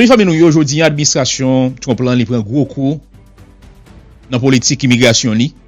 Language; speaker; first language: Haitian Creole; native; Haitian Creole